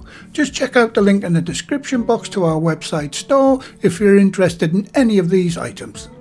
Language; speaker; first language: English; native; English